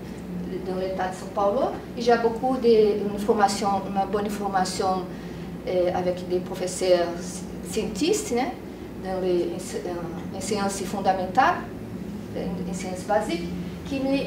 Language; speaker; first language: French; non-native, learner; Portuguese